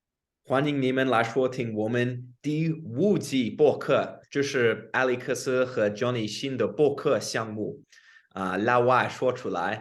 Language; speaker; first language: Chinese; non-native, fluent; English